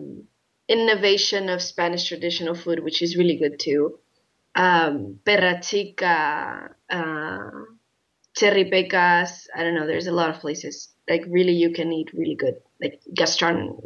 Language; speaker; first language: English; non-native, fluent; Spanish